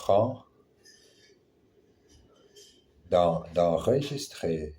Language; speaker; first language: French; non-native, learner; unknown